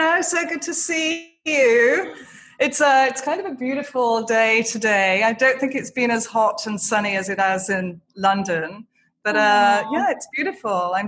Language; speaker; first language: English; native; English